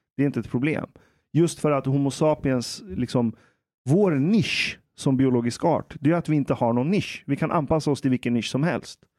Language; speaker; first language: Swedish; early bilingual, other home language; Persian